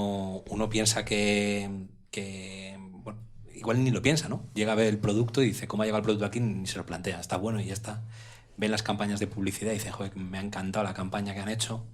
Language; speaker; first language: Spanish; native; Spanish